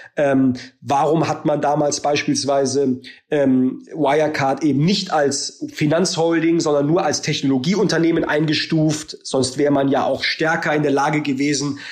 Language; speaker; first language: German; native; German